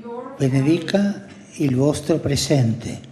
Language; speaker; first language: Italian; non-native, fluent; Spanish